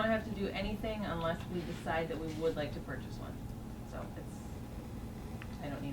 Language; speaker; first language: English; native; English